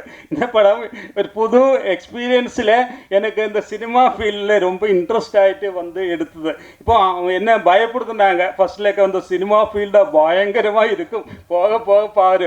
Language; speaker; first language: Tamil; non-native, learner; Malayalam